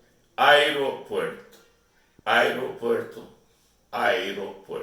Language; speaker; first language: Spanish; non-native, learner; Urdu